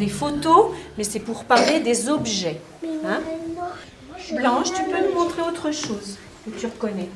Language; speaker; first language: French; native; French